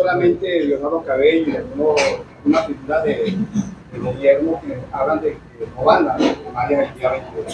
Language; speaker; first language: Spanish; native; Spanish